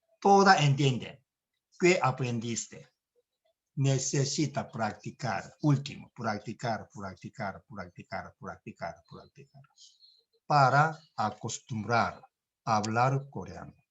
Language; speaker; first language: Spanish; non-native, learner; Korean